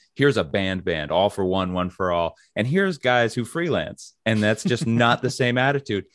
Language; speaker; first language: English; native; English